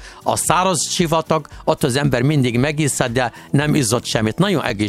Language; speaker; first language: Hungarian; non-native, learner; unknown